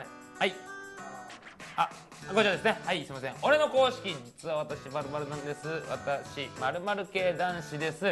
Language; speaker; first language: Japanese; native; Japanese